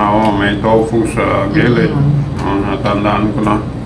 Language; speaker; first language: Filipino; non-native, learner; English